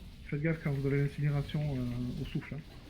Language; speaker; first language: French; native; French